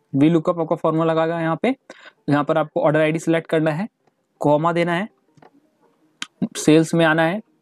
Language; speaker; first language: Hindi; native; Hindi